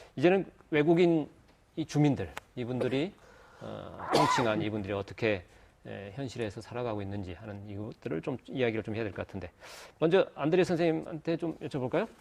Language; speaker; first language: Korean; native; Korean